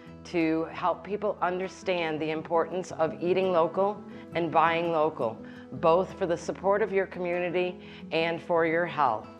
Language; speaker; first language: English; native; English